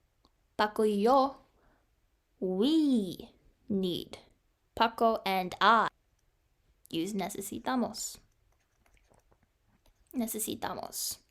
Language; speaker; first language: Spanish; non-native, learner; English